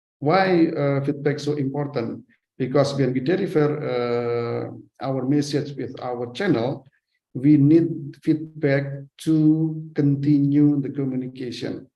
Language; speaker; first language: English; non-native, fluent; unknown